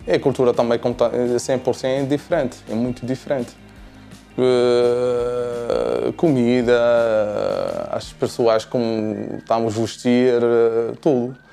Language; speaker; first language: Portuguese; non-native, learner; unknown